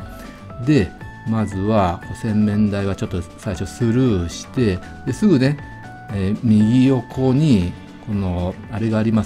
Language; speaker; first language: Japanese; native; Japanese